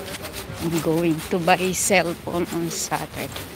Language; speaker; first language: English; non-native, local second language; Filipino